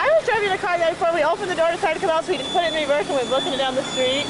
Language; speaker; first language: English; native; English